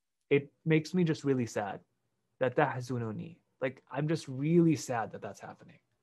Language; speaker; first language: English; native; English